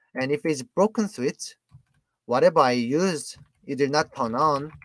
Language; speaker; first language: English; non-native, fluent; Korean